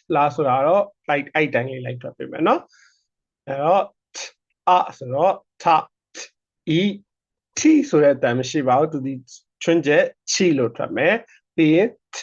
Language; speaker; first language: Burmese; native; Burmese